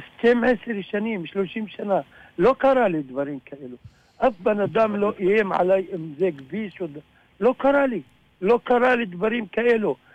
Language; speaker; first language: Hebrew; non-native, local second language; Arabic